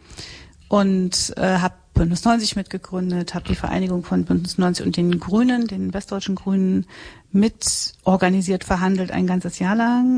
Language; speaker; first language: German; native; German